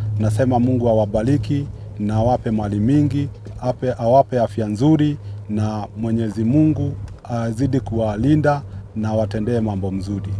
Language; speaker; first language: Swahili; non-native, local second language; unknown